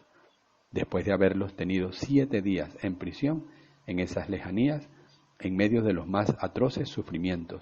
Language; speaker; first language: Spanish; native; Spanish